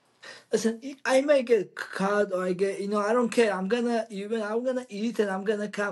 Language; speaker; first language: English; non-native, learner; Georgian